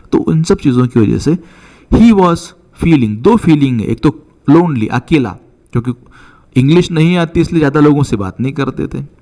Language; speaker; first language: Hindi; non-native, local second language; Marathi